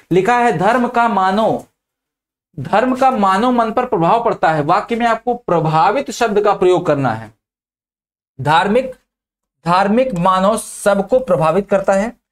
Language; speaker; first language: Hindi; native; Hindi